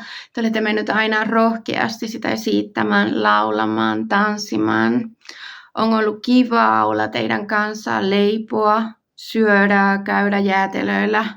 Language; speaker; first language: Finnish; non-native, fluent; Spanish